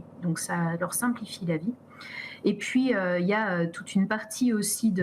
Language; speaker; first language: French; native; French